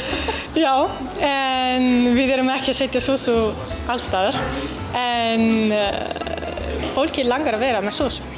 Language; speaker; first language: Icelandic; non-native, learner; Italian